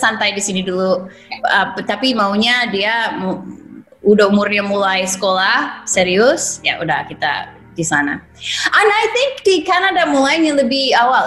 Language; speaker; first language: Indonesian; non-native, fluent; English